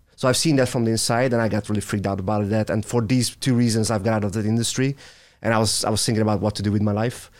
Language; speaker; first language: English; non-native, fluent; Hungarian